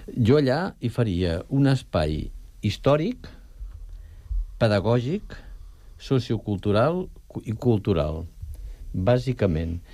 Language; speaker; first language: Catalan; native; Catalan